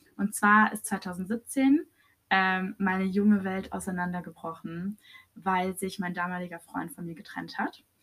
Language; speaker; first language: German; early bilingual, other home language; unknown